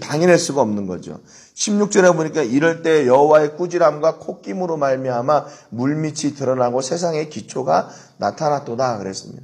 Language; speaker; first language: Korean; native; Korean